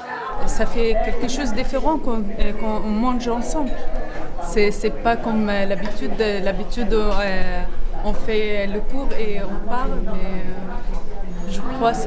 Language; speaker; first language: French; non-native, learner; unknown